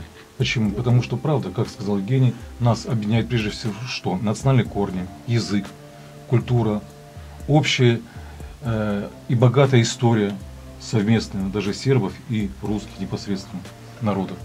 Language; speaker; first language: Russian; native; Russian